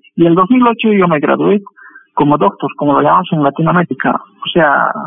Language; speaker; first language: Spanish; native; Spanish